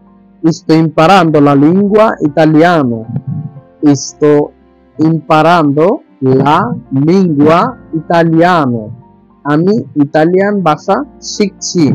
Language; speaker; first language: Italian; non-native, learner; Bangla